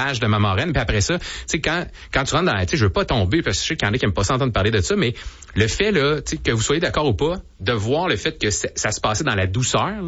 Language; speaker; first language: French; native; French